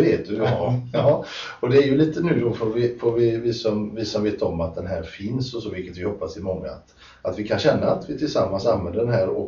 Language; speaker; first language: Swedish; native; Swedish